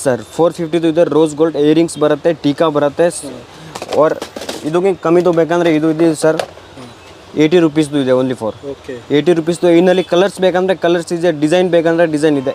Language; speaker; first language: Kannada; non-native, local second language; Hindi